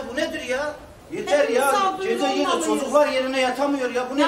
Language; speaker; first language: Turkish; native; Turkish